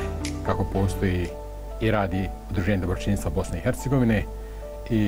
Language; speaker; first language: Croatian; native; Croatian